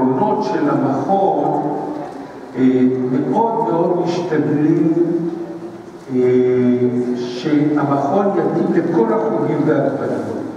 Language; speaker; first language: Hebrew; early bilingual, other home language; Spanish